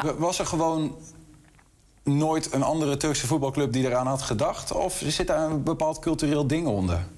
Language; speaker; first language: Dutch; native; Dutch